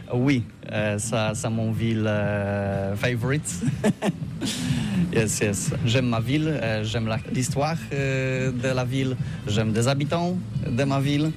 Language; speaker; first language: French; non-native, learner; Polish